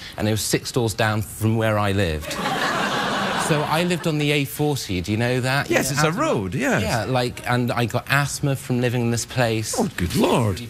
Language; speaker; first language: English; native; English